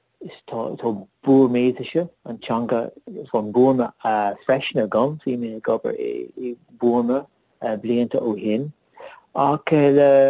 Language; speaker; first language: Irish; non-native, learner; English